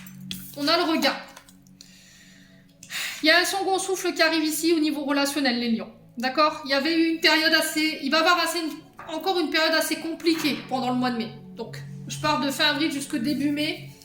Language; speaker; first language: French; native; French